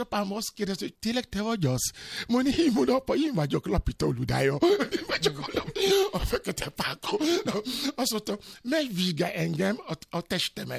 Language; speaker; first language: Hungarian; non-native, fluent; Albanian